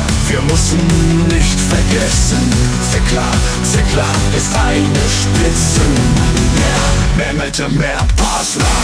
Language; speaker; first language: German; non-native, learner; Italian